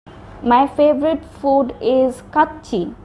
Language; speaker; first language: English; non-native, local second language; Bangla